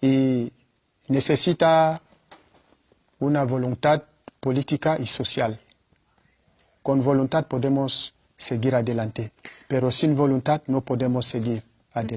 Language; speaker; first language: Spanish; non-native, fluent; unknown